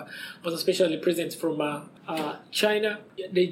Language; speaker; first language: English; non-native, local second language; Ganda